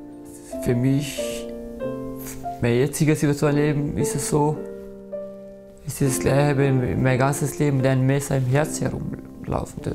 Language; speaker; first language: German; early bilingual, other home language; Kurdish